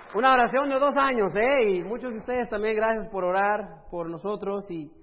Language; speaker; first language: Spanish; early bilingual, other home language; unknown